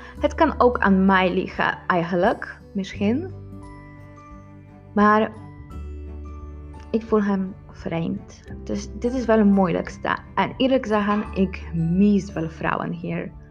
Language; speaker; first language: Dutch; non-native, learner; Polish